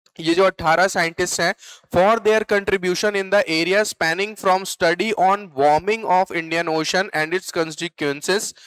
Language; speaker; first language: Hindi; native; Hindi